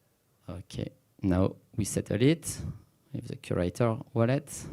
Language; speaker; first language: English; non-native, fluent; French